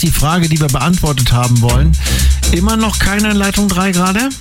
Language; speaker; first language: German; native; German